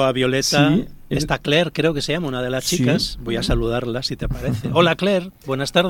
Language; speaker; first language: Spanish; native; Spanish